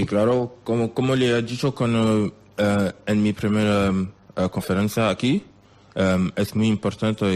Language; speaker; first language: Spanish; non-native, learner; French